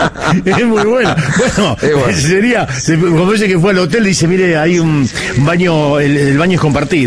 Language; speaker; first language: Spanish; native; Spanish